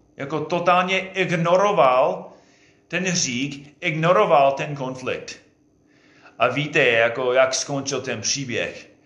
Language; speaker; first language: Czech; non-native, fluent; English